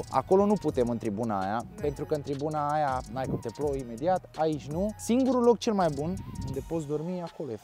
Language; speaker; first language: Romanian; native; Romanian